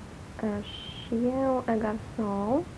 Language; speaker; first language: French; non-native, learner; Polish